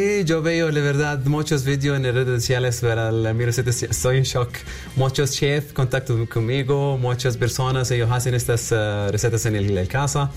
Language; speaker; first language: Spanish; non-native, learner; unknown